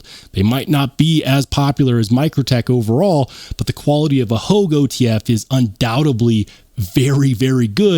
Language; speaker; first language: English; native; English